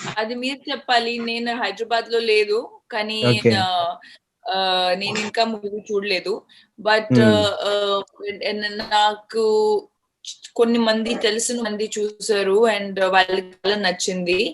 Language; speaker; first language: Telugu; non-native, fluent; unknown